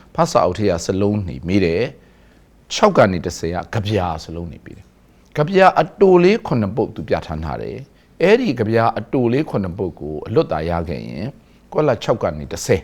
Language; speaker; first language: Burmese; native; Burmese